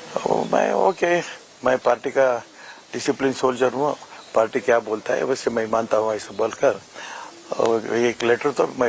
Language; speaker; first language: Hindi; non-native, local second language; Kannada